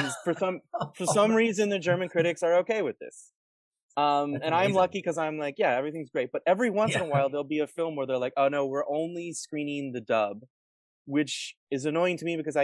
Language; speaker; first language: English; native; English